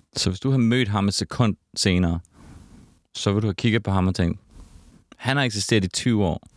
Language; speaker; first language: Danish; native; Danish